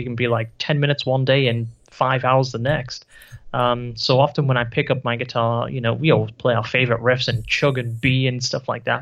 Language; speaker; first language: English; native; English